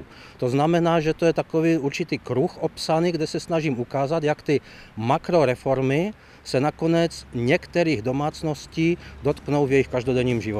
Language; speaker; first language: Czech; native; Czech